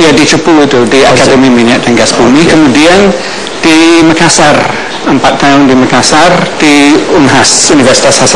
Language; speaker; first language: Indonesian; non-native, fluent; English